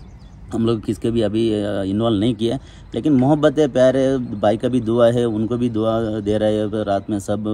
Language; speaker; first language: Hindi; non-native, local second language; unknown